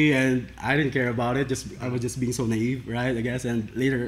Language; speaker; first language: English; non-native, local second language; Filipino